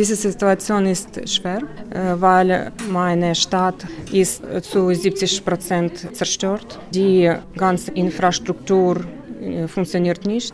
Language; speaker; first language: German; non-native, learner; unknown